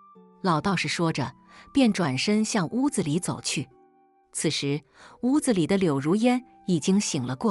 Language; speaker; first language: Chinese; native; Chinese